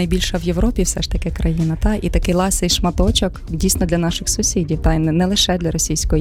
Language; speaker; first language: Ukrainian; native; Ukrainian